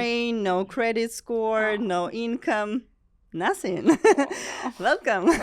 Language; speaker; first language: English; non-native, learner; Ukrainian